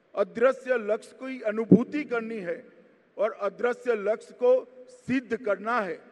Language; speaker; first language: Hindi; non-native, local second language; Gujarati